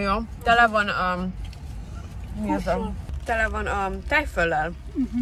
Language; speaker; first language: Hungarian; non-native, fluent; English